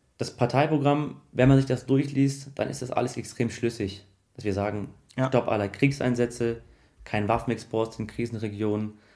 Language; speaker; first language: German; early bilingual, other home language; Arabic